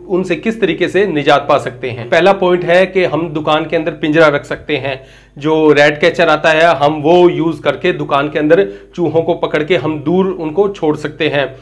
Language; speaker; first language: Hindi; native; Hindi